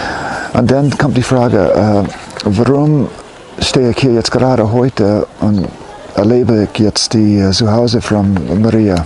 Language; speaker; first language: German; non-native, fluent; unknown